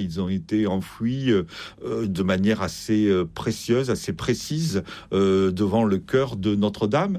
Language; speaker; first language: French; native; French